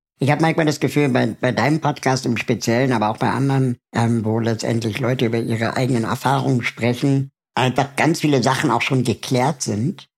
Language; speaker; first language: German; native; German